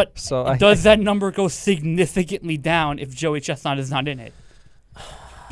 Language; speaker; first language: English; native; English